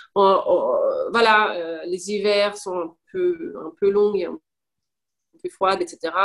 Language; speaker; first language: French; non-native, fluent; Danish